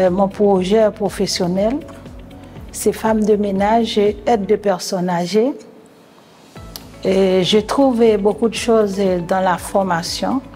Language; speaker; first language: French; non-native, local second language; Guadeloupean Creole French